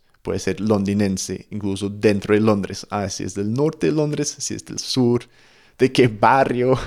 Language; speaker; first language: Spanish; non-native, fluent; English